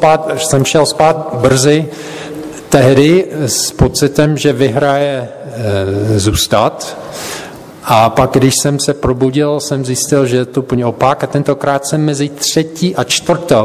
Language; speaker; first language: Czech; non-native, fluent; English